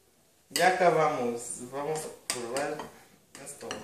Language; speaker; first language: Spanish; non-native, learner; English